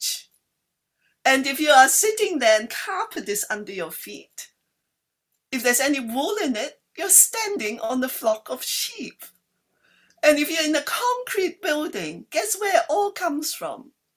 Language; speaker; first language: English; non-native, local second language; Cantonese